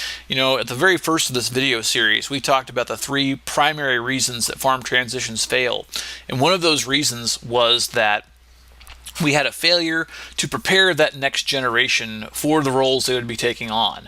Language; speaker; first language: English; native; English